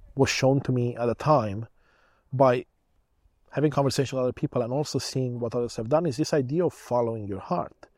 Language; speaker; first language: English; early bilingual, other home language; Romanian